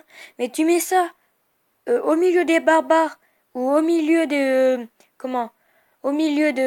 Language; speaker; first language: French; native; French